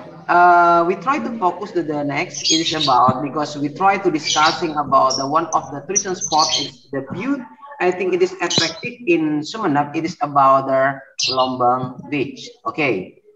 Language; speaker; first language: English; non-native, learner; Indonesian